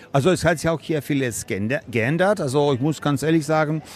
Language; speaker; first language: German; non-native, fluent; Greek